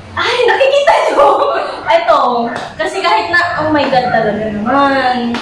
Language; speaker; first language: Filipino; non-native, local second language; Pangasinan